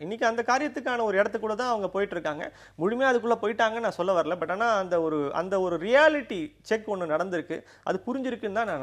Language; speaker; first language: Tamil; native; Tamil